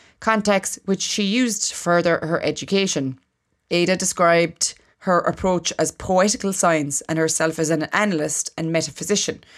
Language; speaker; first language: English; native; English